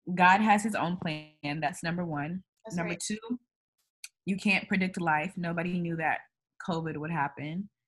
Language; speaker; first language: English; native; English